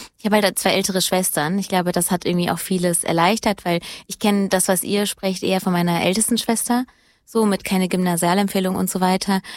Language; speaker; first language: German; early bilingual, other home language; Italian